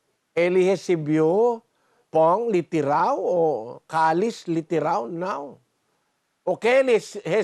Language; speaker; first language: Portuguese; non-native, learner; Filipino